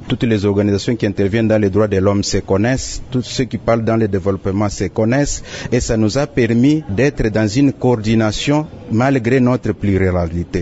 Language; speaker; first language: French; non-native, local second language; Swahili